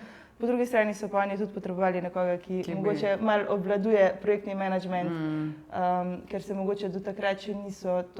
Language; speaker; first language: Slovenian; native; Slovenian